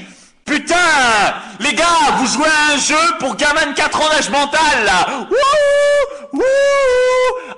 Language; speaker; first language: French; native; French